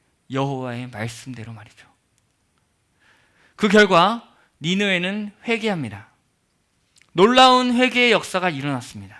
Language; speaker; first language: Korean; native; Korean